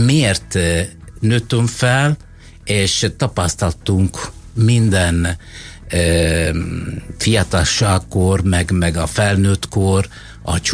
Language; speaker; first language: Hungarian; non-native, learner; Italian